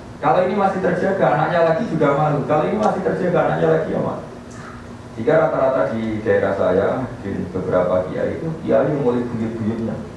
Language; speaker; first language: Malay; non-native, local second language; Javanese